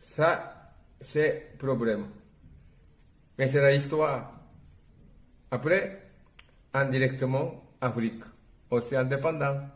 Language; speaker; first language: French; non-native, learner; Japanese